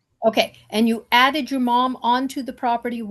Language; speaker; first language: English; native; English